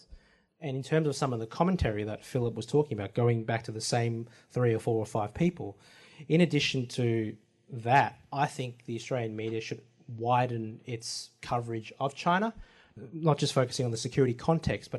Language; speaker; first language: English; native; English